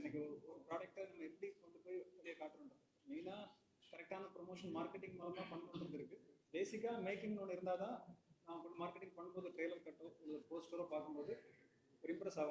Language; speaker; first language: Tamil; native; Tamil